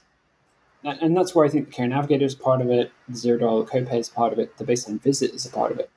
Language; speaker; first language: English; native; English